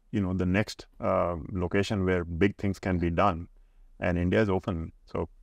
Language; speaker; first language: English; non-native, local second language; Hindi